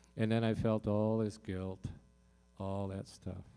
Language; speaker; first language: English; native; English